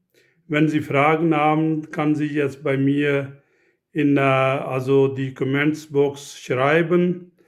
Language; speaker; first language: German; non-native, learner; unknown